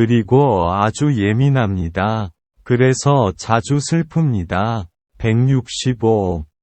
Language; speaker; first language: Korean; non-native, learner; Vietnamese